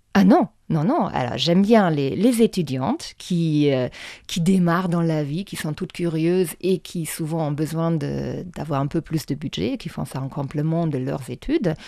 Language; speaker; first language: French; non-native, fluent; German